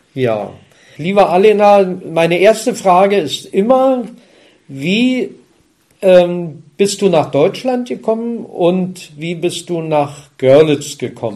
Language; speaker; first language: German; native; German